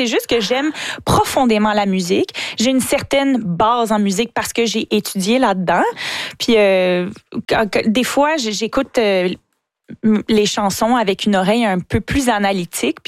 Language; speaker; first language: French; native; French